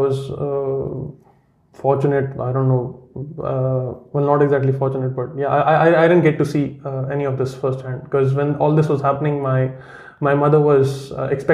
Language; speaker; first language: English; non-native, local second language; Kashmiri